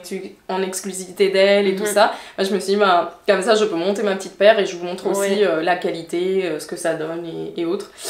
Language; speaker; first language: French; native; French